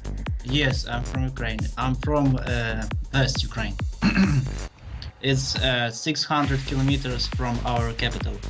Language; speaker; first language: English; non-native, learner; Ukrainian